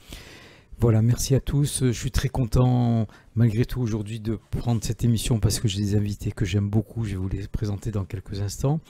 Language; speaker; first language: French; native; French